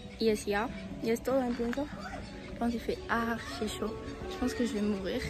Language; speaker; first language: French; native; French